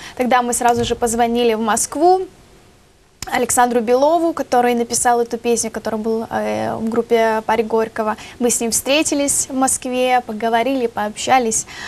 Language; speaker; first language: Russian; native; Russian